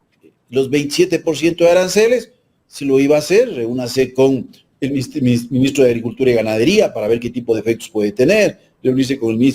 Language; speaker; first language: Spanish; native; Spanish